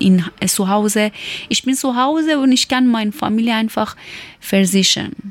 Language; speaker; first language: German; non-native, learner; Persian